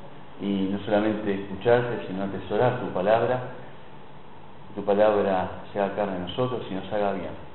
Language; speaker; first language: Spanish; native; Spanish